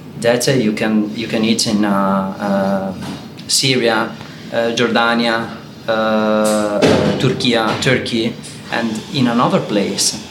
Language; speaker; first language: English; non-native, learner; Italian